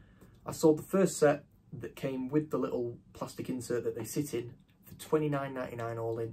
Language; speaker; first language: English; native; English